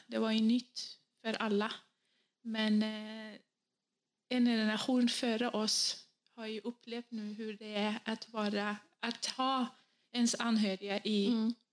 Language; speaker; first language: Swedish; non-native, fluent; Central Kurdish